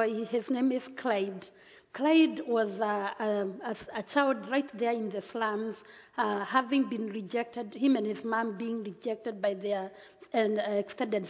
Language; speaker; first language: English; non-native, local second language; Kikuyu